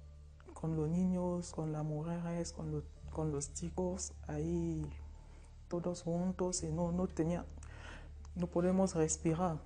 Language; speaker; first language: Spanish; non-native, learner; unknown